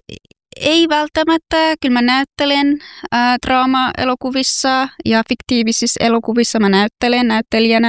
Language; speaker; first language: Finnish; non-native, fluent; Persian